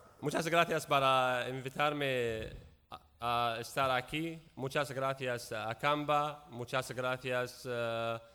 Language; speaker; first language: Spanish; non-native, learner; Arabic